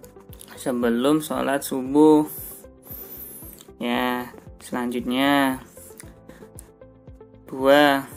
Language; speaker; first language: Indonesian; native; Indonesian